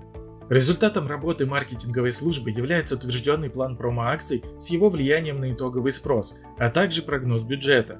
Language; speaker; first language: Russian; native; Russian